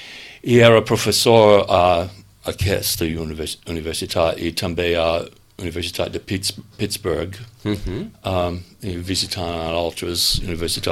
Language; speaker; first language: Catalan; non-native, learner; English